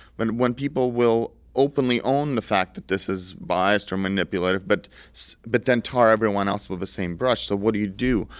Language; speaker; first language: English; early bilingual, other home language; Russian